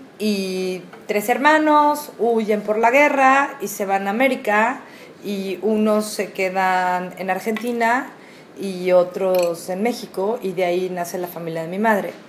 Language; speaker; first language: Spanish; native; Spanish